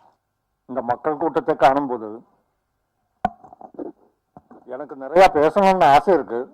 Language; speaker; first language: Tamil; non-native, fluent; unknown